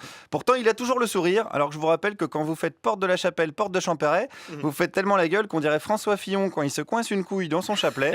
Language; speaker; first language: French; native; French